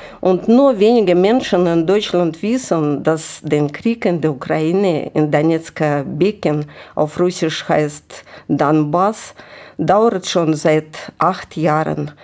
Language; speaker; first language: German; non-native, fluent; Russian